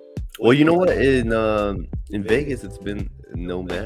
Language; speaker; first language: English; native; English